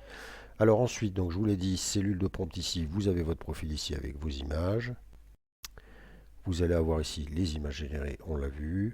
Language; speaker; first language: French; native; French